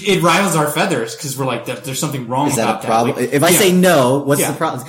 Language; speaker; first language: English; early bilingual, other home language; Filipino